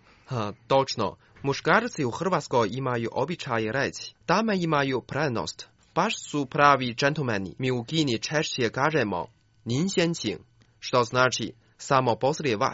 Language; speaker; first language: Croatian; non-native, fluent; Chinese